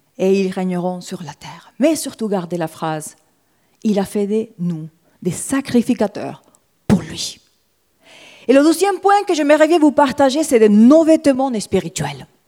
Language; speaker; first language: French; non-native, fluent; Spanish